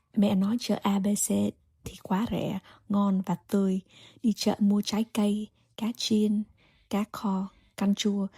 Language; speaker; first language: Vietnamese; early bilingual, heritage; Vietnamese